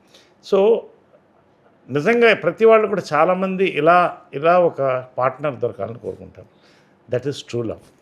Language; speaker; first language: Telugu; native; Telugu